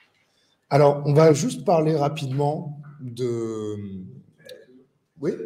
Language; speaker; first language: French; native; French